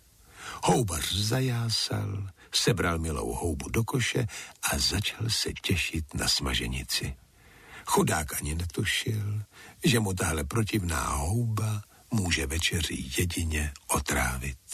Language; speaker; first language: Czech; native; Czech